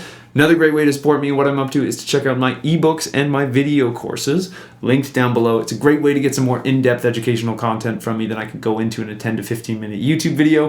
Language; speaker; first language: English; native; English